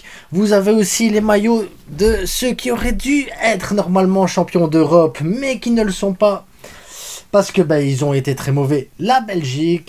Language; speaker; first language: French; native; French